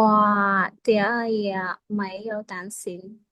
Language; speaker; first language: Chinese; non-native, learner; Khmer